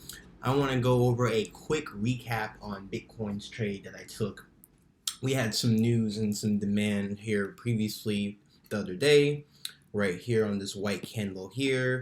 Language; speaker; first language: English; native; English